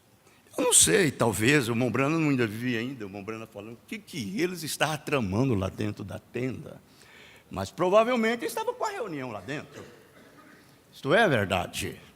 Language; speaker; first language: Portuguese; native; Portuguese